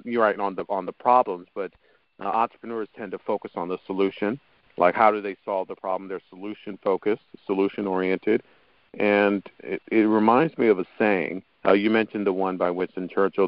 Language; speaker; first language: English; native; English